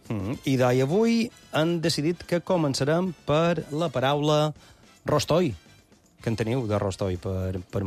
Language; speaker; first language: Catalan; native; Catalan